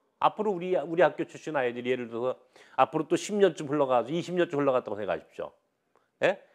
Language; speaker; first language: Korean; native; Korean